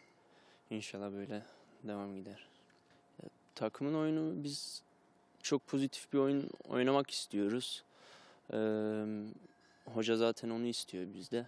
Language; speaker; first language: Turkish; early bilingual, heritage; Turkish